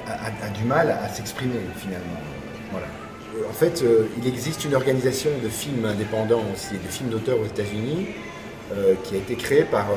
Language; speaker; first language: French; native; French